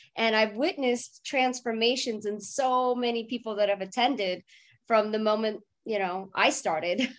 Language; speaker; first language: English; non-native, fluent; Russian